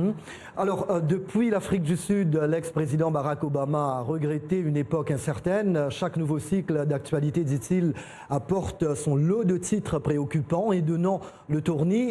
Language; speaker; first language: French; native; French